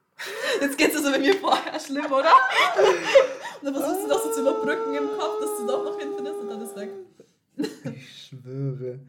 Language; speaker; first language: German; early bilingual, other home language; Filipino